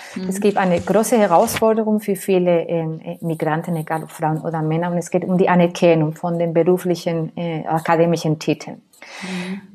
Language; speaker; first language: German; non-native, fluent; Spanish